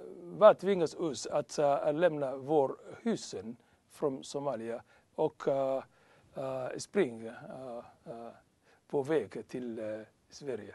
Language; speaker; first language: Swedish; non-native, learner; Somali